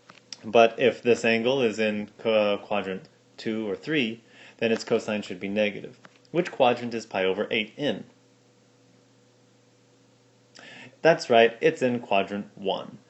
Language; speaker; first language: English; native; English